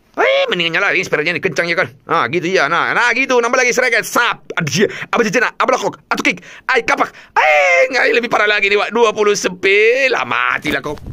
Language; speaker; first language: Indonesian; non-native, local second language; Batak Toba